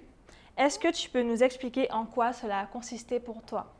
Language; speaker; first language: French; native; French